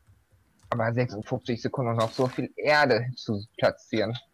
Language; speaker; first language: German; native; German